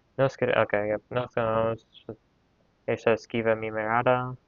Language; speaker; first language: Spanish; non-native, learner; English